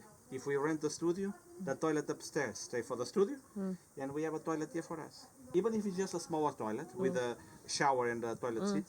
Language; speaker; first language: English; non-native, fluent; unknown